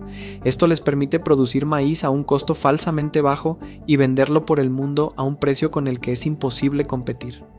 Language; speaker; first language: Spanish; native; Spanish